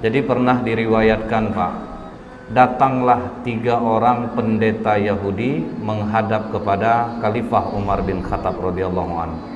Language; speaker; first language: Indonesian; native; Indonesian